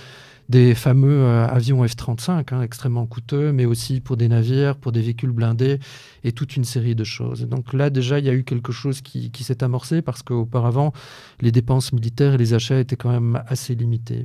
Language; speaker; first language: French; native; French